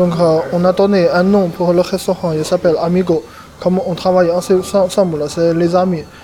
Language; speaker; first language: French; non-native, learner; Chinese